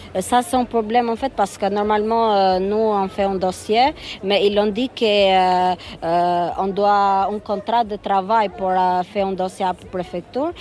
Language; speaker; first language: French; non-native, fluent; Albanian